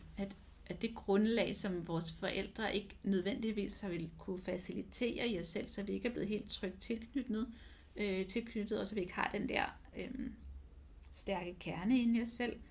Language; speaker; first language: Danish; non-native, fluent; English